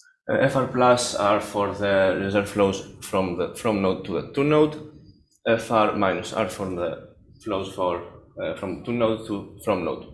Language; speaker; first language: English; non-native, fluent; Greek